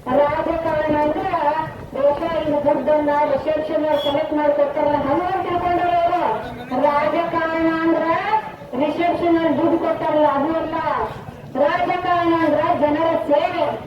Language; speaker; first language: Kannada; native; Kannada